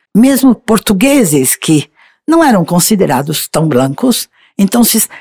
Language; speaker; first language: Spanish; non-native, learner; Portuguese